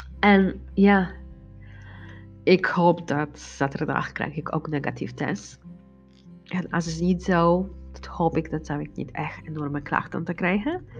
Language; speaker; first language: Dutch; non-native, learner; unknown